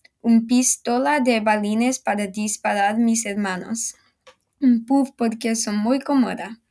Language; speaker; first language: Spanish; non-native, learner; English